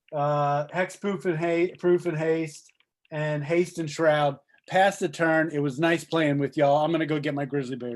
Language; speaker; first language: English; native; English